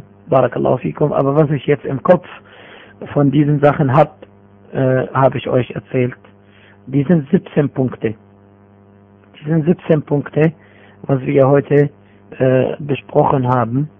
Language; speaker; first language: German; non-native, fluent; Arabic